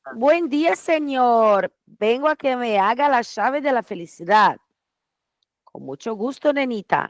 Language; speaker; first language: Spanish; non-native, fluent; Portuguese